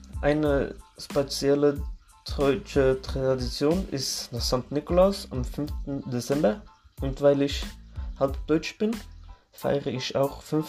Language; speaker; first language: German; non-native, learner; Norwegian